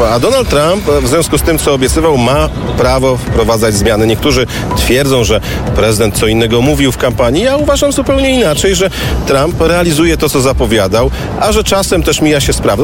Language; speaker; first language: Polish; native; Polish